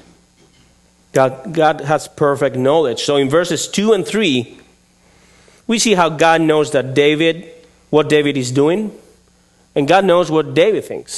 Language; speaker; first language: English; non-native, fluent; Spanish